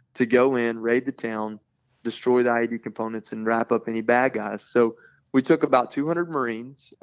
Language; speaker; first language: English; native; English